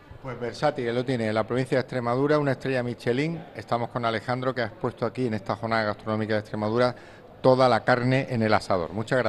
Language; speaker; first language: Spanish; native; Spanish